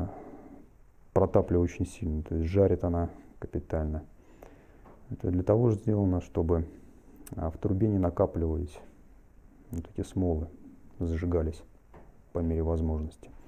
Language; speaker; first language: Russian; native; Russian